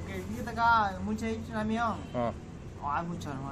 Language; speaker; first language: Korean; non-native, learner; Vietnamese